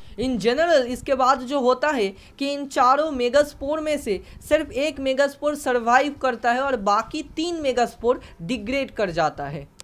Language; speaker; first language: Hindi; non-native, local second language; Bangla